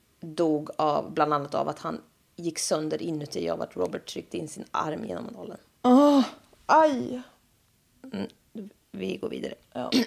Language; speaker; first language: Swedish; native; Swedish